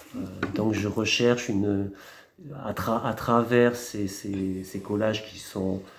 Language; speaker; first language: French; native; French